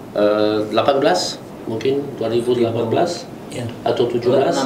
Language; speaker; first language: Indonesian; non-native, learner; Italian